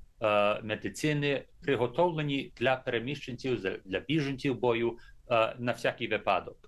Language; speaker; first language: Ukrainian; early bilingual, heritage; English